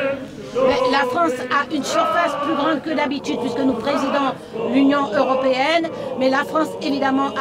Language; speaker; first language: French; native; French